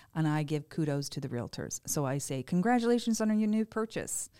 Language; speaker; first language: English; native; English